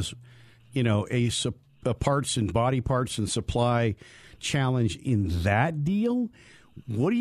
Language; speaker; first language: English; native; English